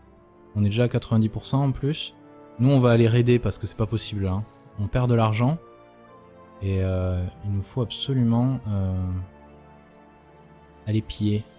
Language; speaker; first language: French; native; French